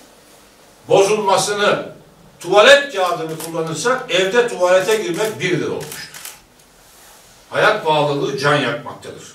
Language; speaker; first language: Turkish; native; Turkish